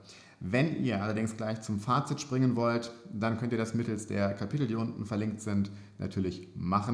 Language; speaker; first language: German; native; German